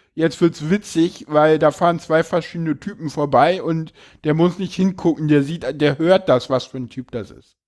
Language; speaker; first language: German; native; German